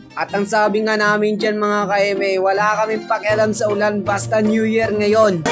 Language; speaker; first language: Filipino; native; Filipino